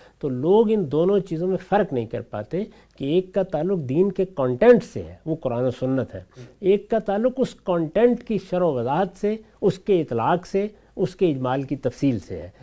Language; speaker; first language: Urdu; non-native, local second language; Punjabi